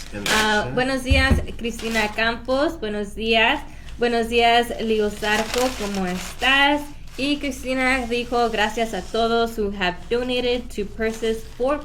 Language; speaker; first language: Spanish; early bilingual, heritage; Spanish